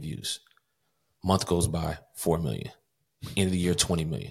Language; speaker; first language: English; native; English